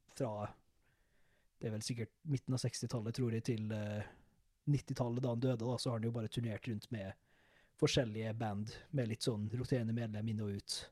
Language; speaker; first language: Norwegian; native; Norwegian